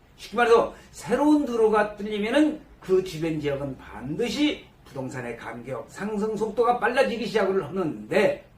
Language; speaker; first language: Korean; native; Korean